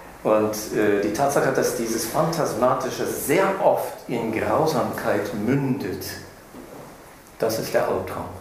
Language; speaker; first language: German; non-native, fluent; English